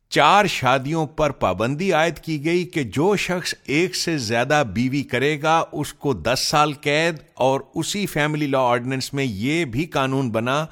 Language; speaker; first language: Urdu; native; Urdu